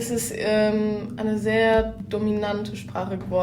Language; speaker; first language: German; native; German